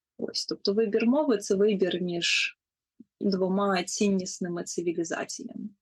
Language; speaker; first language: Ukrainian; native; Ukrainian